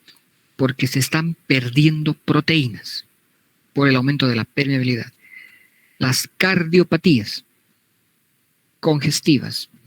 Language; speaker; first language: Spanish; native; Spanish